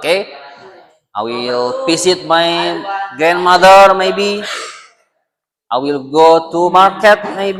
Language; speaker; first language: English; non-native, learner; Indonesian